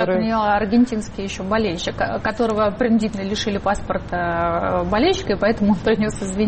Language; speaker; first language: Russian; native; Russian